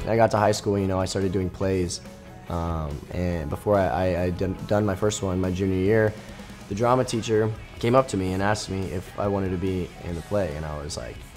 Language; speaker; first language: English; native; English